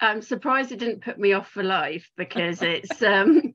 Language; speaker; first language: English; native; English